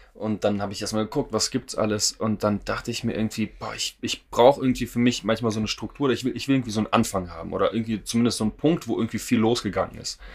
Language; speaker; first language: German; non-native, fluent; Russian